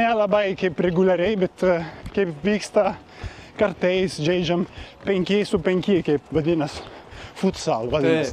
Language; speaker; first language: Lithuanian; non-native, learner; Italian